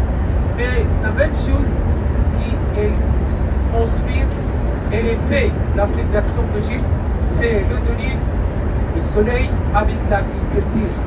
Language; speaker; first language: French; non-native, learner; Arabic